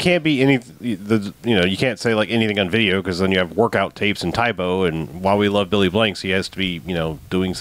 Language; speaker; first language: English; native; English